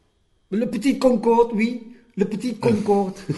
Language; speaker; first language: French; non-native, learner; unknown